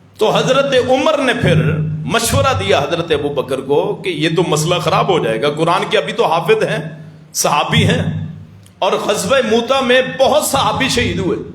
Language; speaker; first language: Urdu; non-native, local second language; Punjabi